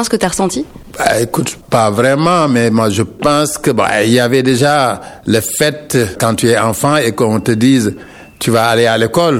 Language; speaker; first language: French; non-native, local second language; Wolof